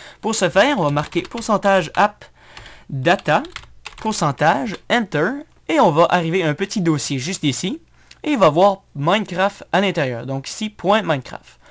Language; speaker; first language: French; native; French